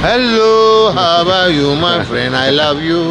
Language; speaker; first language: English; non-native, learner; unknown